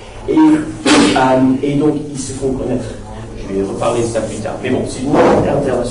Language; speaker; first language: French; non-native, fluent; English